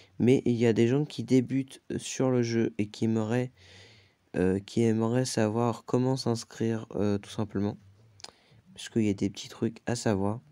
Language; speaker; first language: French; native; French